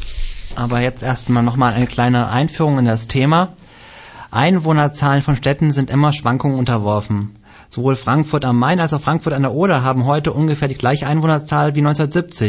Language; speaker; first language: German; native; German